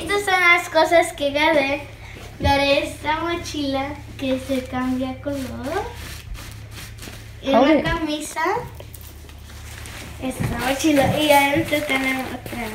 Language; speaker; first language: Spanish; early bilingual, heritage; Spanish